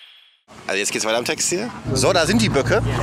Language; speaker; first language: German; native; German